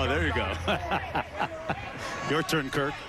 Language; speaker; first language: English; native; English